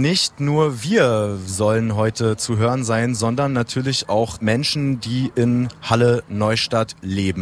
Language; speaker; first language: German; native; German